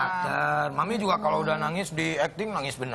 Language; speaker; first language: Indonesian; native; Indonesian